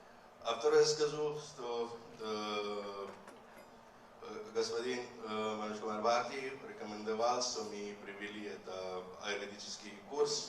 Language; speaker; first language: Russian; non-native, fluent; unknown